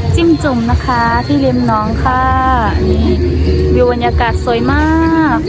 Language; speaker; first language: Thai; non-native, fluent; Khün